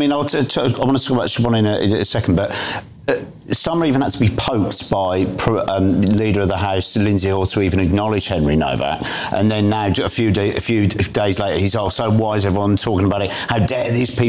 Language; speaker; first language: English; native; English